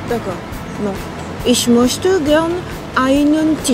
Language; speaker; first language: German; non-native, learner; French